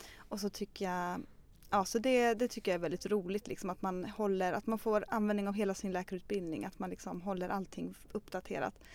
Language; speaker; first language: Swedish; native; Swedish